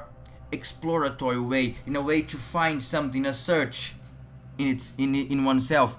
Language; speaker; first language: English; non-native, fluent; Portuguese